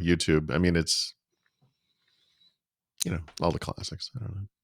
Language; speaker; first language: English; native; English